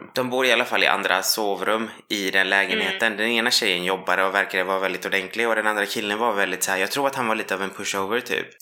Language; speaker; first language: Swedish; native; Swedish